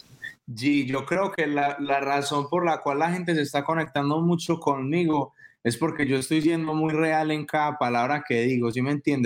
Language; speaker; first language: Spanish; native; Spanish